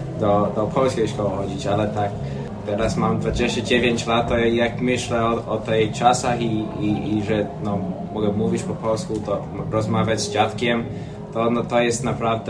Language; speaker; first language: Polish; early bilingual, heritage; English